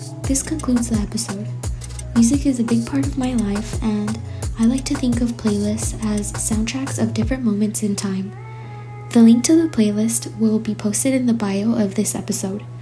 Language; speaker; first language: English; early bilingual, other home language; Spanish